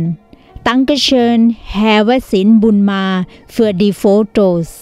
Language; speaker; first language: German; non-native, learner; Thai